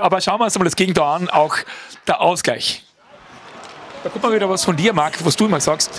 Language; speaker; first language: German; native; German